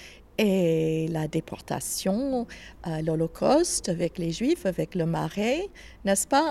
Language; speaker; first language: French; non-native, fluent; English